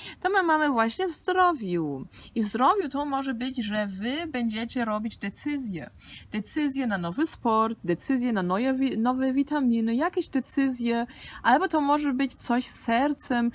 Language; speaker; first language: Polish; early bilingual, heritage; Polish